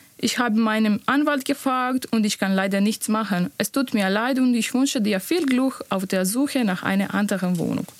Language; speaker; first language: German; non-native, learner; Bosnian